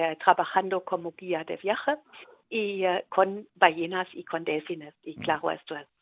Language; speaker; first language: Spanish; non-native, learner; German